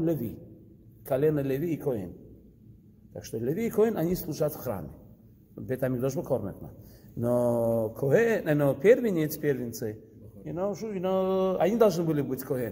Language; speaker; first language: Russian; early bilingual, heritage; Russian